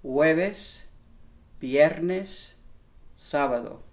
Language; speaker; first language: Spanish; non-native, fluent; English